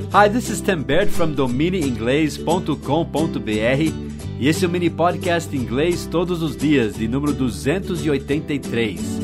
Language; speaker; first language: Portuguese; non-native, fluent; English